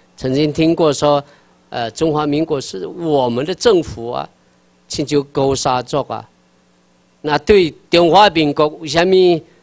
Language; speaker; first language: Chinese; non-native, local second language; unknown